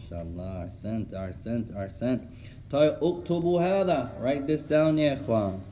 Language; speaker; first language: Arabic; non-native, fluent; English